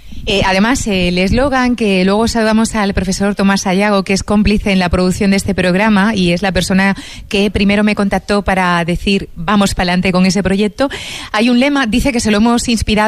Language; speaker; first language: Spanish; native; Spanish